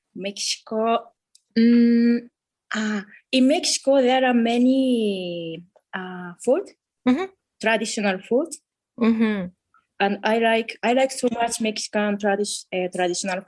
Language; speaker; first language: English; non-native, fluent; Japanese